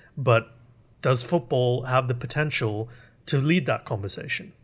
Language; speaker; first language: English; early bilingual, other home language; Urdu